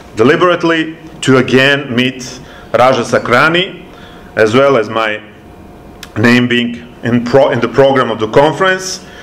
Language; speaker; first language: English; non-native, fluent; Serbian